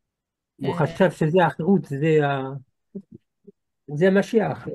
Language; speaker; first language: Hebrew; non-native, fluent; French